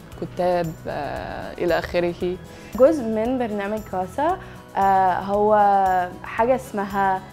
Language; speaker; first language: Arabic; non-native, fluent; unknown